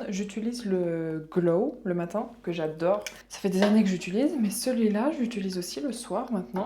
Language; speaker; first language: French; native; French